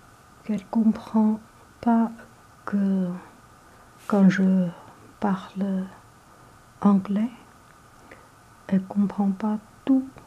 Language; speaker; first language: French; non-native, learner; Chinese